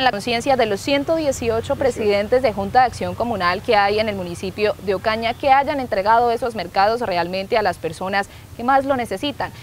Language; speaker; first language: Spanish; native; Spanish